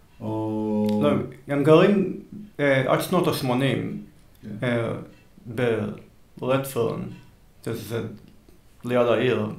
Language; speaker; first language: Hebrew; early bilingual, heritage; Hebrew